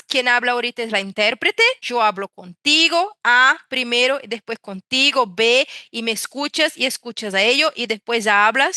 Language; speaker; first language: Spanish; non-native, fluent; Portuguese